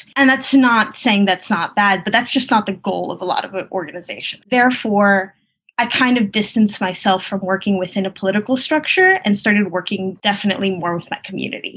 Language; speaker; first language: English; early bilingual, other home language; Spanish